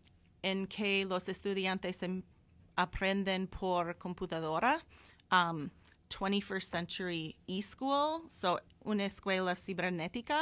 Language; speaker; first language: Spanish; non-native, fluent; English